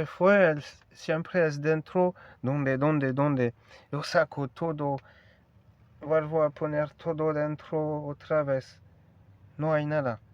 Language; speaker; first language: Spanish; non-native, learner; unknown